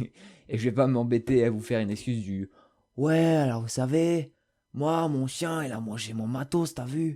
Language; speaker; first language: French; native; French